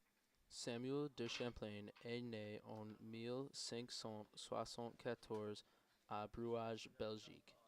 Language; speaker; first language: French; non-native, learner; English